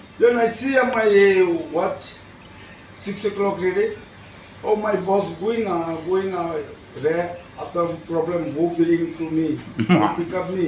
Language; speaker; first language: English; non-native, learner; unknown